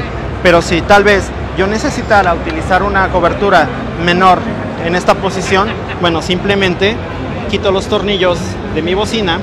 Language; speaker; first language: Spanish; native; Spanish